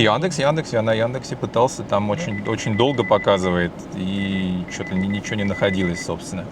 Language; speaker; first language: Russian; native; Russian